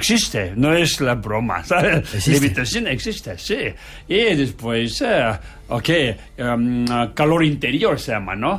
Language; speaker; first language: Spanish; non-native, learner; Tibetan